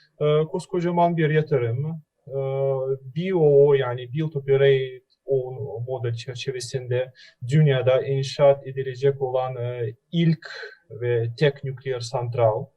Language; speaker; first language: Turkish; non-native, fluent; Russian